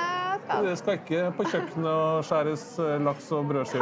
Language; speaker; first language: Norwegian; native; Norwegian